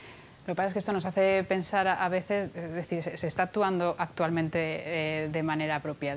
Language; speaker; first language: Spanish; native; Spanish